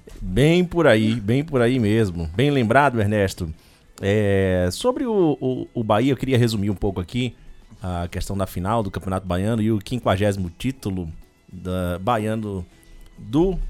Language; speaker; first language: Portuguese; native; Portuguese